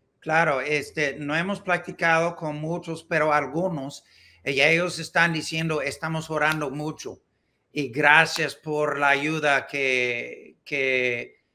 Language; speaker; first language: Spanish; non-native, learner; English